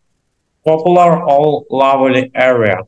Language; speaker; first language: English; non-native, learner; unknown